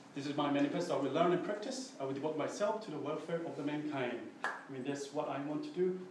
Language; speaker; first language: English; non-native, fluent; Korean